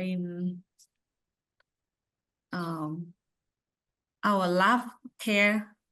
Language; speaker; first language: English; non-native, learner; Vietnamese